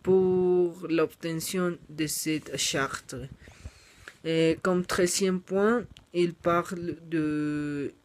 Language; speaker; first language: French; non-native, learner; Spanish